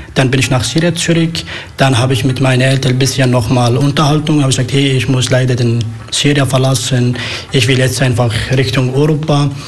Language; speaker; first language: German; non-native, learner; Arabic